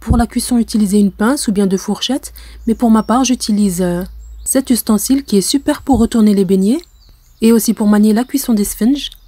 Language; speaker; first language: French; non-native, local second language; Arabic